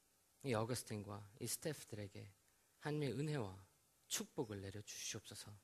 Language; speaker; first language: Korean; native; Korean